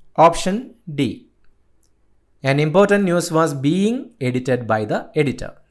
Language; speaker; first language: English; non-native, local second language; Malayalam